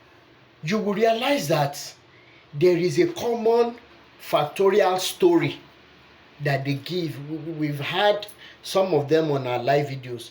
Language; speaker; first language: English; non-native, local second language; Yoruba